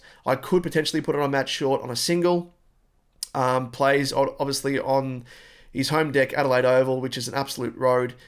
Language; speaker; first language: English; native; English